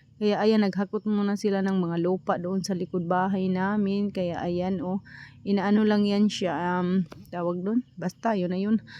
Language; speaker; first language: Filipino; native; Filipino